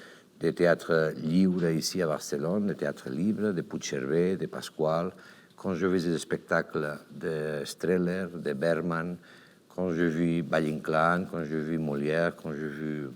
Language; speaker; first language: French; non-native, learner; Catalan